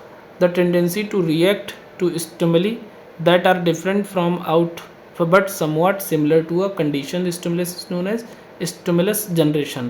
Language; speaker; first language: Hindi; native; Hindi